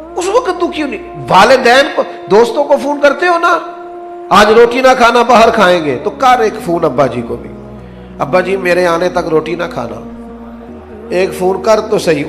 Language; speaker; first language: Urdu; non-native, local second language; Punjabi